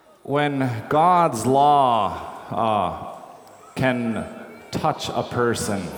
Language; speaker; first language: English; native; English